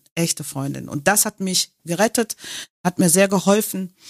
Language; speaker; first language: German; non-native, local second language; English